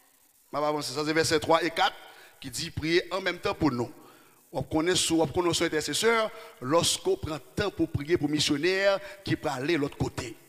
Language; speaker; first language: French; non-native, local second language; Haitian Creole